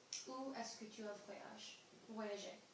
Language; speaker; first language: French; non-native, learner; English